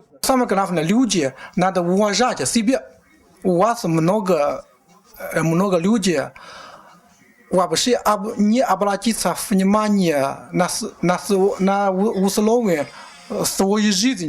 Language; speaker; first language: Russian; non-native, learner; Chinese